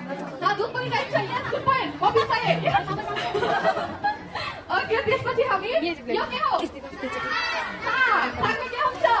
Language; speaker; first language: Nepali; non-native, learner; Bangla